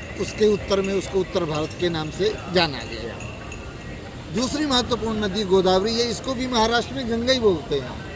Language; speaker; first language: Hindi; native; Hindi